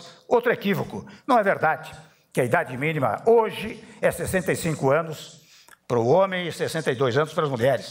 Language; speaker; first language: Portuguese; native; Portuguese